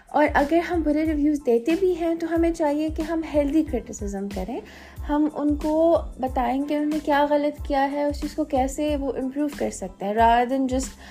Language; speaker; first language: Hindi; native; Hindi